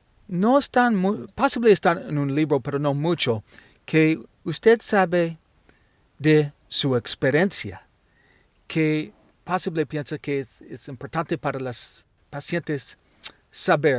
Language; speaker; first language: Spanish; non-native, learner; English